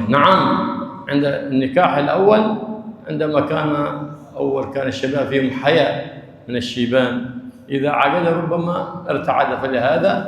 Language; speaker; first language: Arabic; native; Arabic